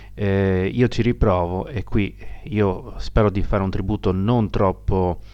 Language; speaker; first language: Italian; native; Italian